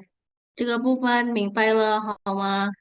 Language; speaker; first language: Chinese; non-native, fluent; Indonesian